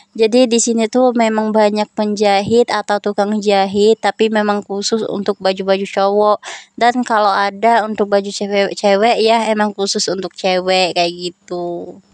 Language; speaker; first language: Indonesian; non-native, local second language; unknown